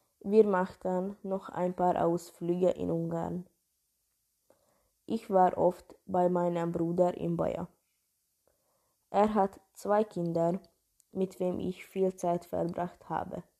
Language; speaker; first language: German; non-native, learner; Hungarian